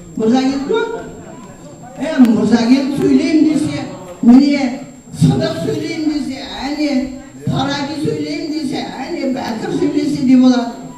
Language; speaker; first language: Kazakh; native; Kazakh